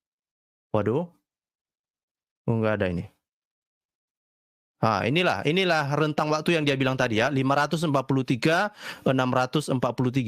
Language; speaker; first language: Indonesian; native; Indonesian